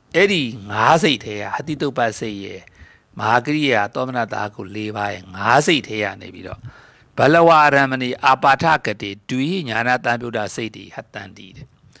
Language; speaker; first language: Burmese; native; Burmese